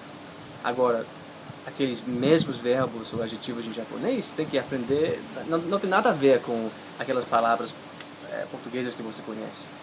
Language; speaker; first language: Portuguese; non-native, fluent; English